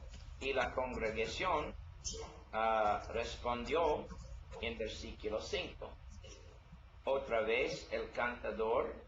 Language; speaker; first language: Spanish; non-native, learner; English